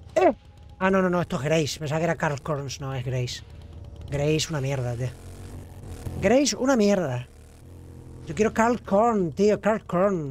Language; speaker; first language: Spanish; native; Spanish